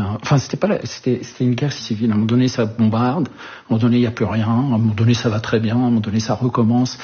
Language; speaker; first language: French; early bilingual, other home language; Arabic